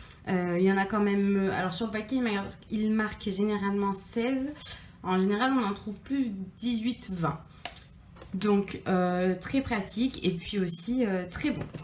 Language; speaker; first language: French; native; French